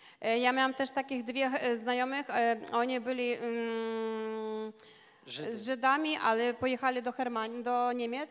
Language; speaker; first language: Polish; non-native, learner; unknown